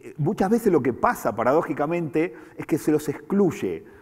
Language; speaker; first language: Spanish; native; Spanish